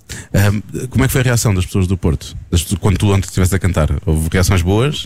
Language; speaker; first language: Portuguese; native; Portuguese